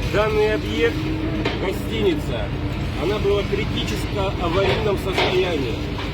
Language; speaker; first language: Russian; native; Russian